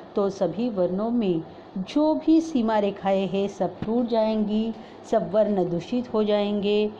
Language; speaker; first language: Hindi; non-native, local second language; Marathi